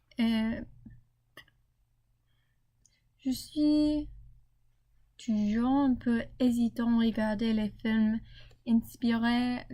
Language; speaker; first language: French; non-native, learner; English